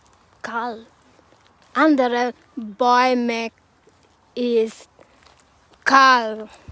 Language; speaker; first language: German; non-native, learner; Cebuano